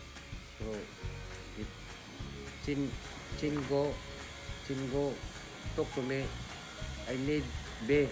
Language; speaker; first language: English; non-native, learner; Cebuano